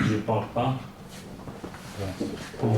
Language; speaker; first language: French; non-native, learner; Kurdish